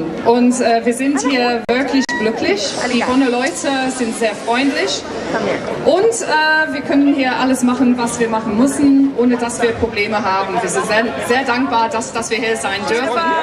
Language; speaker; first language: German; non-native, fluent; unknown